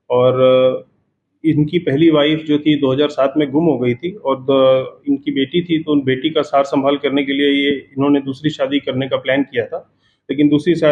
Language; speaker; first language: Hindi; non-native, local second language; Gujarati